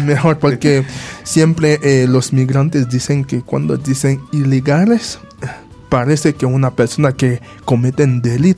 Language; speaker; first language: Spanish; non-native, fluent; Haitian Creole